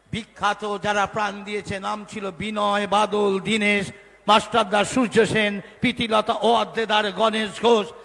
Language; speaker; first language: Bangla; native; Bangla